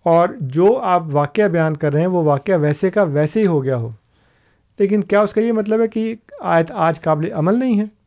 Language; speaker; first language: Urdu; non-native, local second language; Punjabi